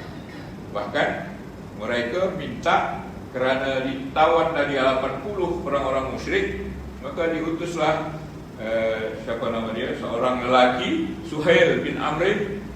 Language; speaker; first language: Malay; native; Malay